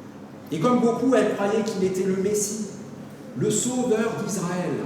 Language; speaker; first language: French; native; French